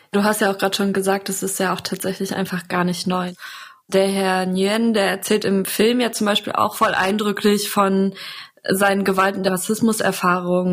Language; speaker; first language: German; native; German